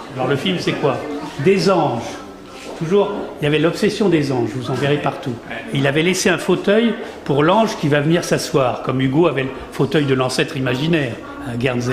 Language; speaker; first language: French; native; French